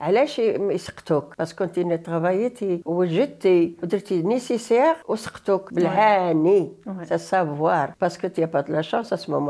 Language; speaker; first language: French; non-native, learner; Arabic